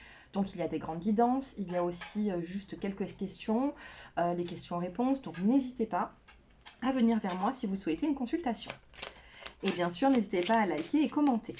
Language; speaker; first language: French; native; French